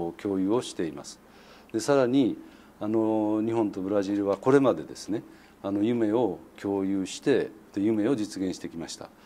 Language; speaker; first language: Japanese; native; Japanese